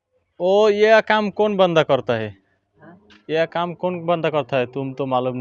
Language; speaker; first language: Hindi; non-native, learner; Bangla